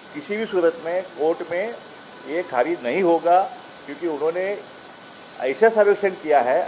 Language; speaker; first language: Hindi; non-native, local second language; Marathi